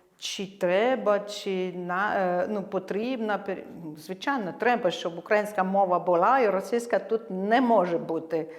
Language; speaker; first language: Ukrainian; non-native, fluent; French